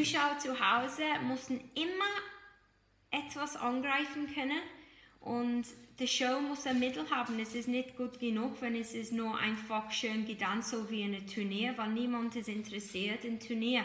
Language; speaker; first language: German; non-native, fluent; English